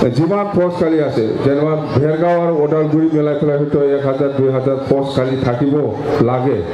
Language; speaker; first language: Assamese; non-native, local second language; Bodo